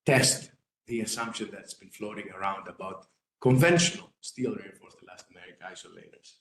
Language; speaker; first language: English; non-native, fluent; Greek